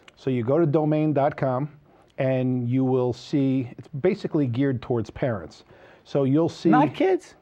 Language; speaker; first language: English; native; English